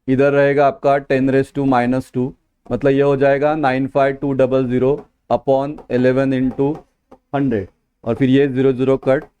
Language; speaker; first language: Hindi; non-native, local second language; Marathi